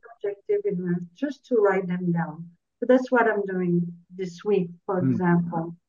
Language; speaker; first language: English; non-native, fluent; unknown